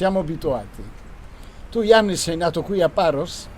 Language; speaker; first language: Italian; native; Italian